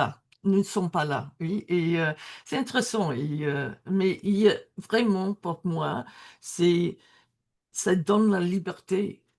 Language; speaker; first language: French; non-native, learner; English